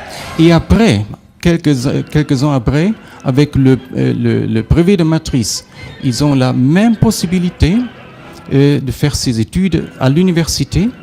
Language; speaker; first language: French; non-native, fluent; German